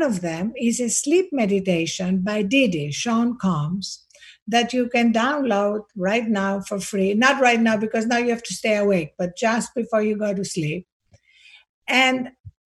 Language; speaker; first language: English; non-native, fluent; Greek